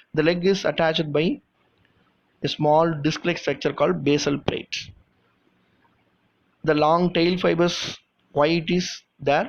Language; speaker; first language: English; non-native, local second language; Tamil